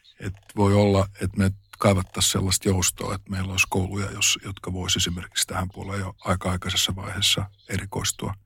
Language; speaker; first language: Finnish; native; Finnish